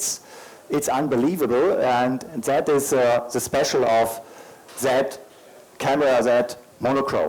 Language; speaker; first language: English; non-native, learner; German